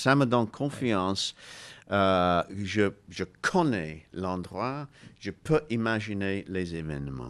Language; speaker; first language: French; non-native, learner; English